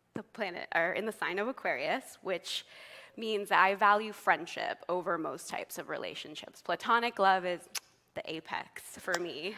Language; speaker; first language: English; native; English